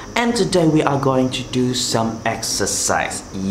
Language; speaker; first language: English; non-native, local second language; Malay